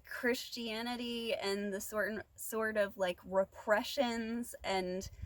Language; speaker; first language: English; native; English